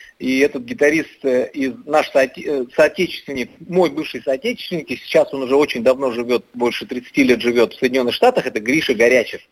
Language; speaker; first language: Russian; native; Russian